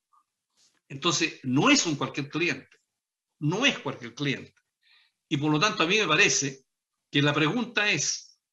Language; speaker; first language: Spanish; native; Spanish